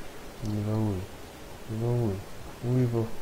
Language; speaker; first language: French; native; French